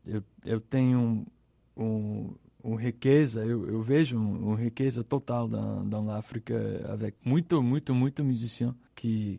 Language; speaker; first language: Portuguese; non-native, learner; English